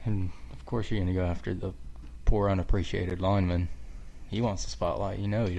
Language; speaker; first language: English; native; English